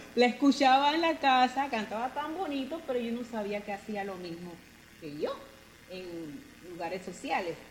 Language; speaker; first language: Spanish; non-native, local second language; English